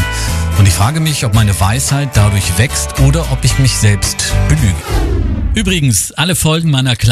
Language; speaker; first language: German; native; German